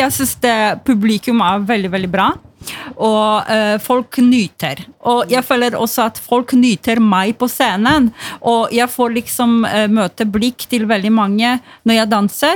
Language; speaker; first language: Norwegian; non-native, fluent; Polish